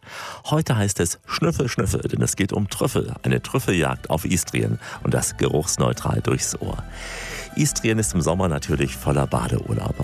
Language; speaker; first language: German; native; German